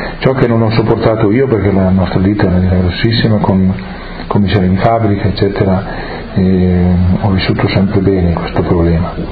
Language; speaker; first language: Italian; non-native, local second language; Friulian